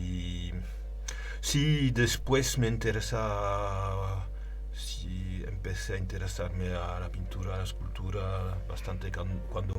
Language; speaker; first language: Spanish; non-native, learner; French